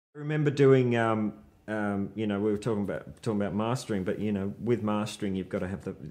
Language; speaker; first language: English; native; English